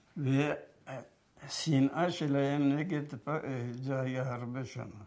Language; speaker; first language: Hebrew; non-native, fluent; Persian